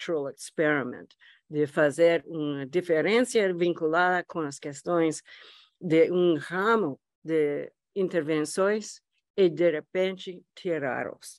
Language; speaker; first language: Portuguese; non-native, fluent; English